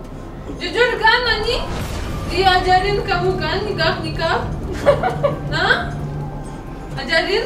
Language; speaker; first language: Indonesian; non-native, learner; Russian